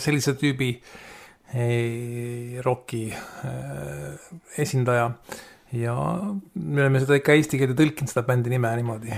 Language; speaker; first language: Estonian; native; Estonian